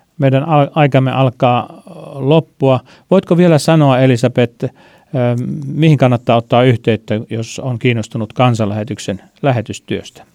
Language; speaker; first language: Finnish; native; Finnish